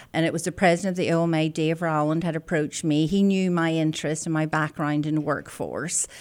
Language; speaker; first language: English; native; English